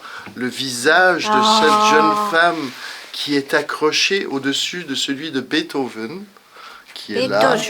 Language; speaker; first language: French; native; French